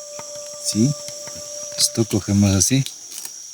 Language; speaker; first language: Spanish; non-native, local second language; Quechua